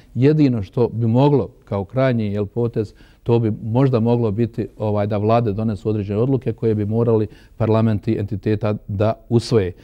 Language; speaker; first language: Croatian; native; Croatian